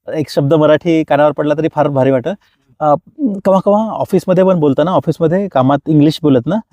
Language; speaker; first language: Marathi; non-native, local second language; Kukna